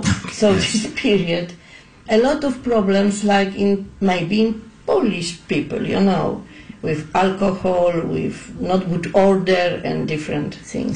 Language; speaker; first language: English; non-native, learner; Polish